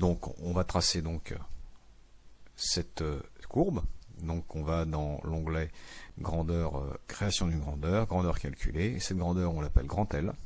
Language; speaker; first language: French; native; French